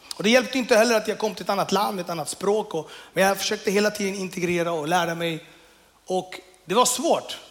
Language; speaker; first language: Swedish; early bilingual, other home language; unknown